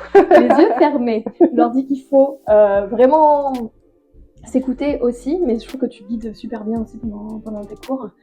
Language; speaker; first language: French; native; French